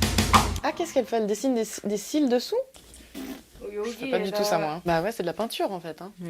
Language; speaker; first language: French; native; French